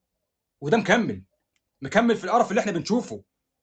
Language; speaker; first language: Arabic; native; Arabic